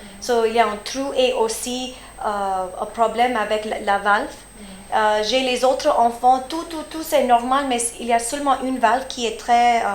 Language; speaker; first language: French; early bilingual, heritage; French